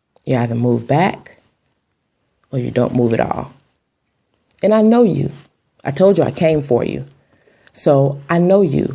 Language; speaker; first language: English; native; English